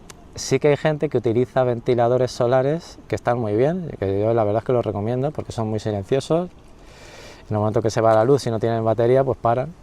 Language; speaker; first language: Spanish; native; Spanish